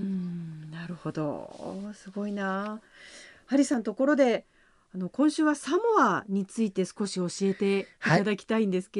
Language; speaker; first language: Japanese; native; Japanese